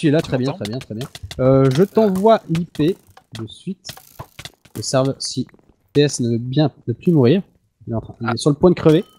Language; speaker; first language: French; native; French